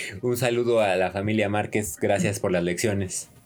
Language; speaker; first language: Spanish; native; Spanish